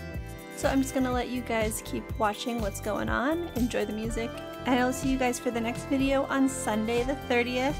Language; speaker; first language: English; native; English